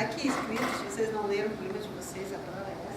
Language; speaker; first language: Portuguese; native; Portuguese